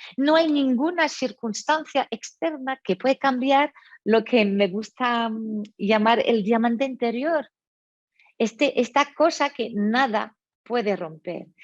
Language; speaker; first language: Spanish; non-native, fluent; French